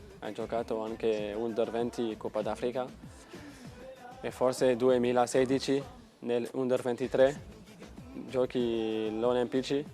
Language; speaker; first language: Italian; non-native, learner; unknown